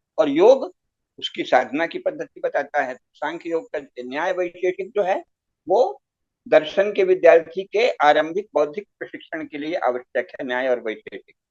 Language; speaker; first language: Hindi; native; Hindi